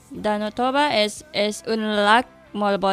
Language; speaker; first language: Catalan; non-native, learner; Indonesian